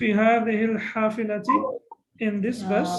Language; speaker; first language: Arabic; non-native, fluent; English